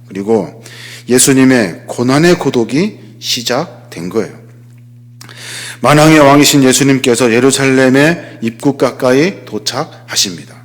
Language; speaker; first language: Korean; native; Korean